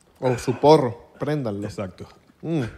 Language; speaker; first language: Spanish; native; Spanish